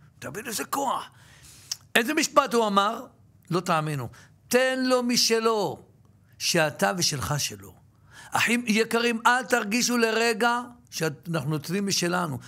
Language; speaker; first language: Hebrew; native; Hebrew